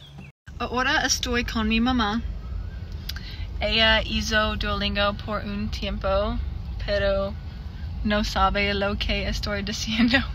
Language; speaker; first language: Spanish; non-native, learner; English